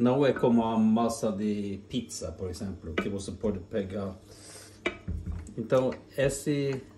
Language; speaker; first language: Portuguese; non-native, fluent; Norwegian